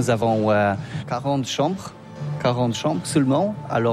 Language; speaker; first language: French; non-native, learner; Polish